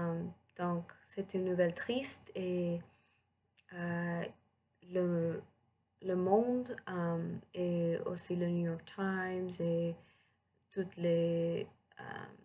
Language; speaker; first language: French; non-native, learner; English